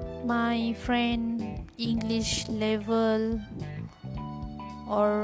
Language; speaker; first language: English; non-native, learner; Malay